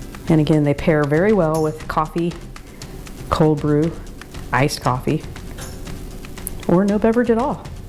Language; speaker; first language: English; native; English